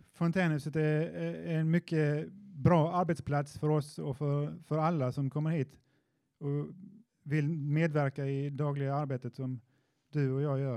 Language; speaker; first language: Swedish; native; Swedish